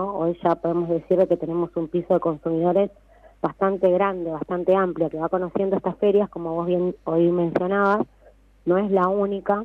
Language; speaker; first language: Spanish; native; Spanish